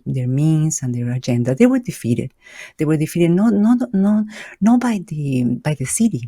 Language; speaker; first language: English; non-native, fluent; Spanish